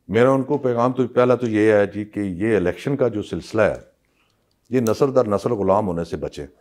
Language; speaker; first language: Urdu; non-native, local second language; Punjabi